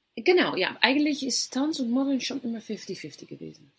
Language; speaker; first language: German; non-native, fluent; Dutch